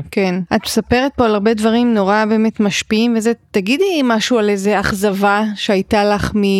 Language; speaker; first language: Hebrew; native; Hebrew